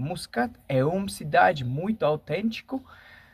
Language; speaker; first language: Portuguese; non-native, fluent; Latvian